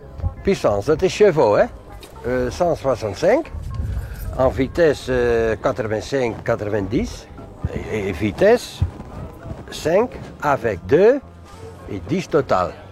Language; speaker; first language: French; non-native, learner; Dutch